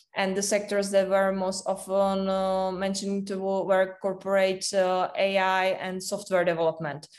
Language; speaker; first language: English; non-native, fluent; Czech